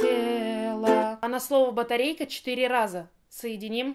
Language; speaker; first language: Russian; native; Russian